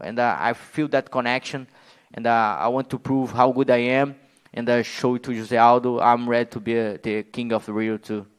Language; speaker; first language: English; non-native, learner; Portuguese